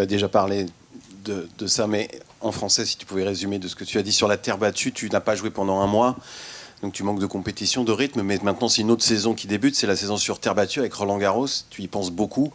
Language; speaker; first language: French; native; French